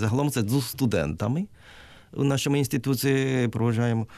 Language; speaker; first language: Ukrainian; non-native, learner; Japanese